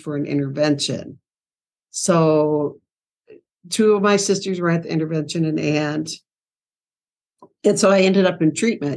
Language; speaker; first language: English; native; English